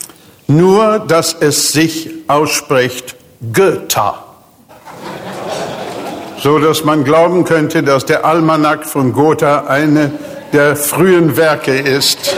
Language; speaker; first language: German; non-native, fluent; English